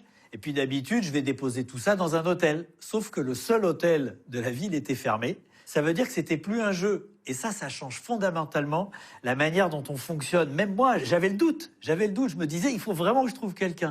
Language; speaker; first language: French; native; French